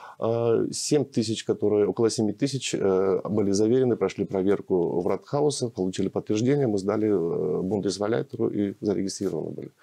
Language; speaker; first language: Russian; native; Russian